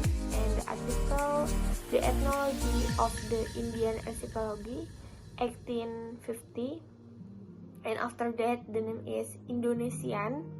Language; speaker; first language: English; non-native, learner; Indonesian